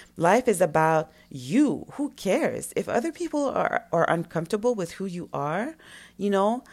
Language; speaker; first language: English; non-native, fluent; French